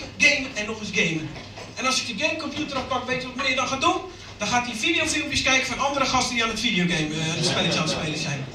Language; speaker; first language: Dutch; early bilingual, other home language; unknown